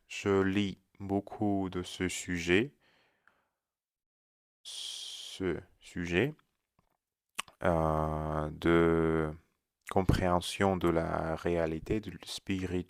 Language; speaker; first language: French; non-native, learner; Russian